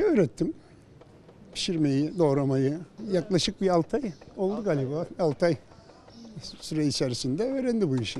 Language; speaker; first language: Turkish; native; Turkish